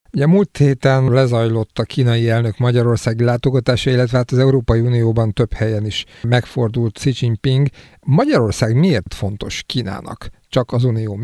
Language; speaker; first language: Hungarian; native; Hungarian